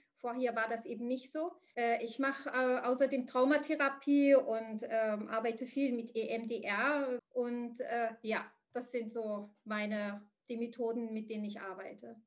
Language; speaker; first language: German; early bilingual, other home language; Arabic